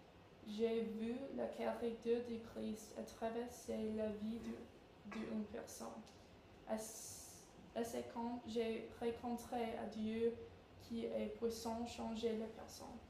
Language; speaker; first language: French; non-native, learner; English